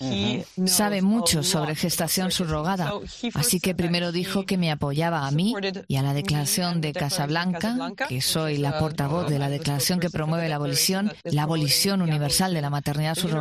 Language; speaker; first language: Spanish; non-native, fluent; French